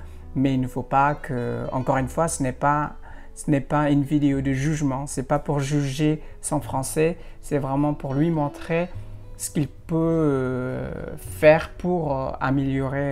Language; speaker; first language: French; non-native, fluent; Indonesian